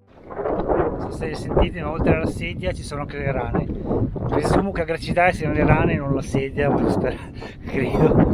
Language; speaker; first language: Italian; native; Italian